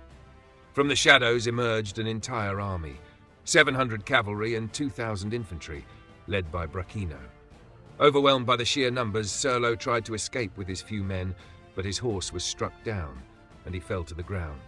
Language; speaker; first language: English; non-native, fluent; Italian